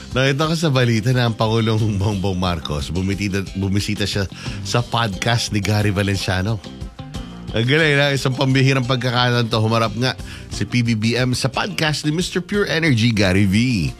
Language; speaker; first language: Filipino; non-native, local second language; Pampanga